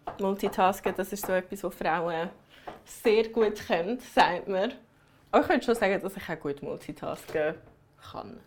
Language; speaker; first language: German; early bilingual, other home language; English